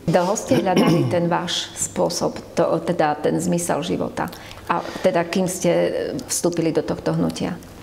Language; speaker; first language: Slovak; native; Slovak